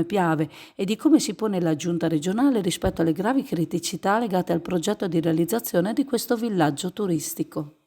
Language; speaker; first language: Italian; native; Italian